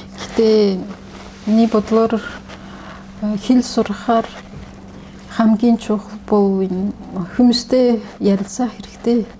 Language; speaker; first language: Mongolian; non-native, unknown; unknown